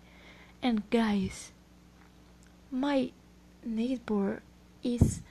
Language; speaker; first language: English; non-native, learner; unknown